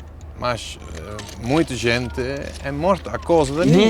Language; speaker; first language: Portuguese; non-native, learner; Dutch